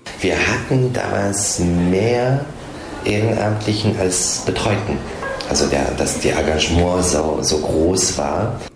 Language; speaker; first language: German; non-native, fluent; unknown